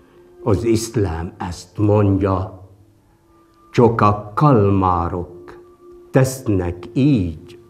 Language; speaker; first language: Hungarian; non-native, fluent; Arabic